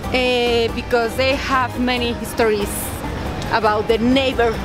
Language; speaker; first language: English; non-native, learner; Spanish